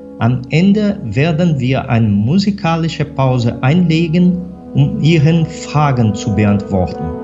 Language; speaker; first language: German; non-native, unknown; Portuguese